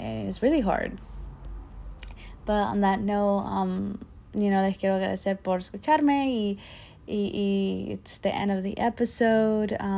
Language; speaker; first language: English; early bilingual, other home language; Spanish